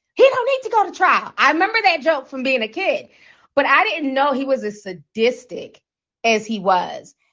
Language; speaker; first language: English; native; English